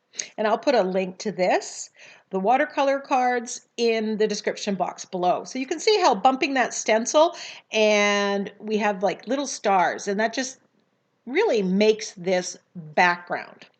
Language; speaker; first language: English; native; English